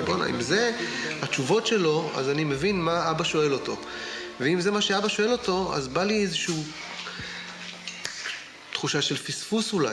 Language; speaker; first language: Hebrew; native; Hebrew